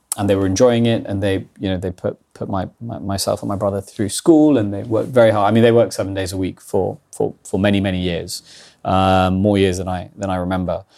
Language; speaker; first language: English; early bilingual, other home language; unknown